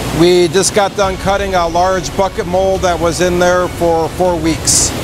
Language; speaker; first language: English; native; English